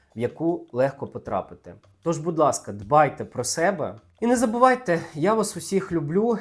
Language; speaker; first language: Ukrainian; native; Ukrainian